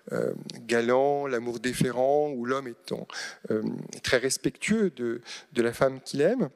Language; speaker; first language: French; native; French